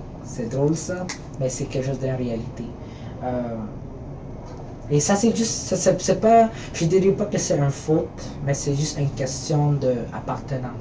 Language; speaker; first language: French; early bilingual, other home language; Filipino